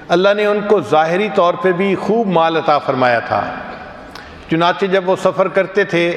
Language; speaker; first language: Urdu; non-native, local second language; Punjabi